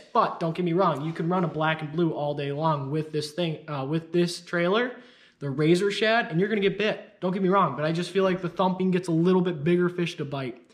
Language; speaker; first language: English; native; English